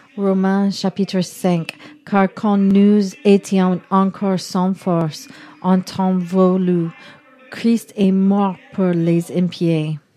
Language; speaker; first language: French; non-native, learner; English